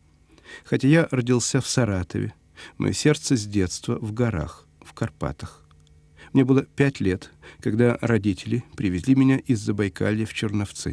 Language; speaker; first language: Russian; native; Russian